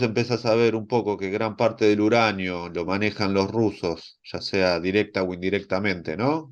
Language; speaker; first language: Spanish; native; Spanish